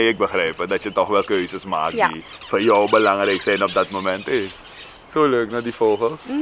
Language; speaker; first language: Dutch; native; Dutch